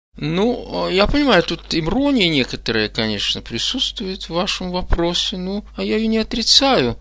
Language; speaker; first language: Russian; native; Russian